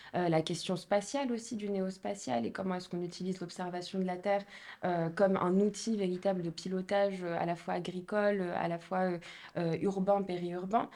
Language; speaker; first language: French; non-native, local second language; Arabic